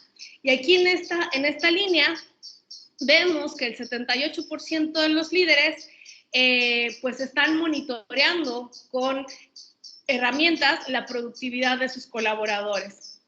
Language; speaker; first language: Spanish; native; Spanish